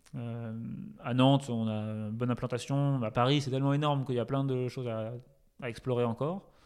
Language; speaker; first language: French; native; French